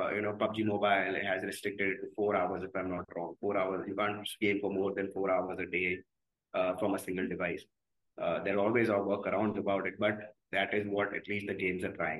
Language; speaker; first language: English; non-native, local second language; Gujarati